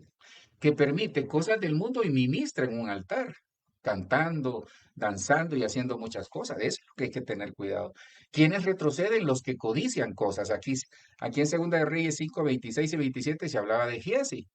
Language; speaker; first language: Spanish; native; Spanish